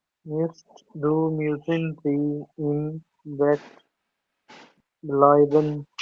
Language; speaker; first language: German; non-native, learner; Urdu